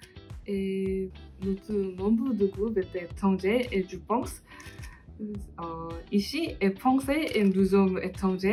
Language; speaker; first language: French; non-native, learner; Korean